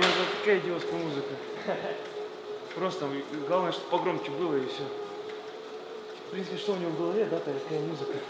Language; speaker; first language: Russian; native; Russian